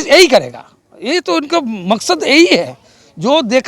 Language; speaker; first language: Hindi; non-native, local second language; Bangla